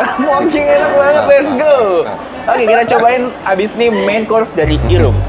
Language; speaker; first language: Indonesian; native; Indonesian